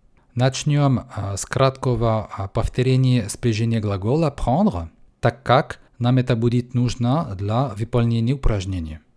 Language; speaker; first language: Russian; non-native, fluent; French